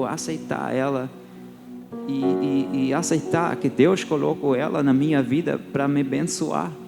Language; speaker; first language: Portuguese; early bilingual, heritage; Portuguese